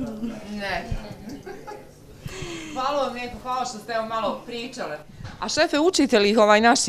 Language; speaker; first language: Croatian; native; Croatian